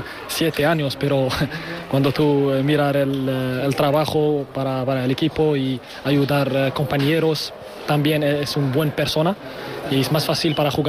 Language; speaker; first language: Spanish; non-native, learner; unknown